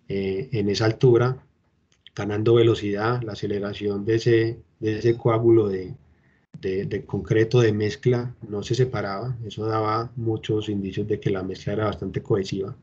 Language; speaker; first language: Spanish; native; Spanish